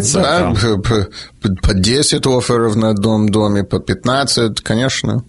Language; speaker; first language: Russian; early bilingual, heritage; Russian